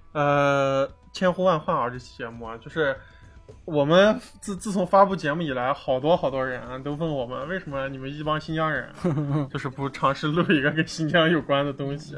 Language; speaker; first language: Chinese; native; Chinese